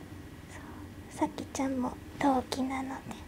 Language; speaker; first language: Japanese; native; Japanese